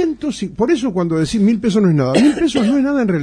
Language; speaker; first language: Spanish; native; Spanish